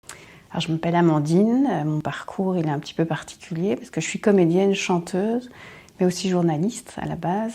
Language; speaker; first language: French; native; French